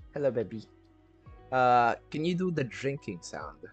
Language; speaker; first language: English; non-native, local second language; Filipino